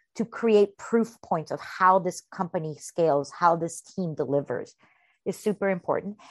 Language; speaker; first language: English; early bilingual, heritage; Spanish